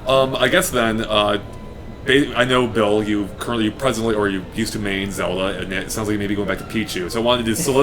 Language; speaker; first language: English; native; English